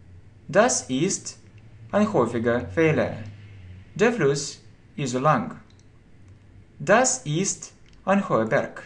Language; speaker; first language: German; non-native, fluent; Russian